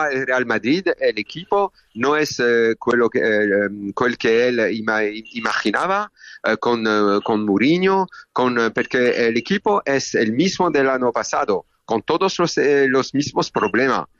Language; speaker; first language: Spanish; non-native, learner; French